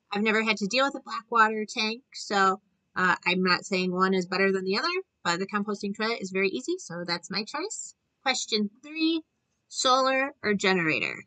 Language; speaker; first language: English; native; English